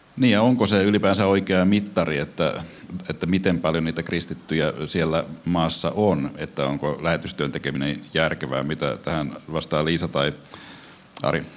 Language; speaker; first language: Finnish; native; Finnish